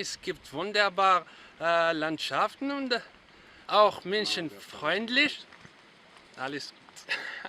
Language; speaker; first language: German; non-native, learner; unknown